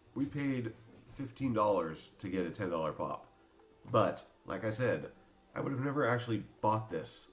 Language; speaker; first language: English; native; English